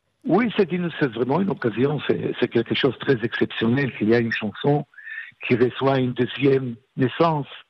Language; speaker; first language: French; non-native, fluent; Hebrew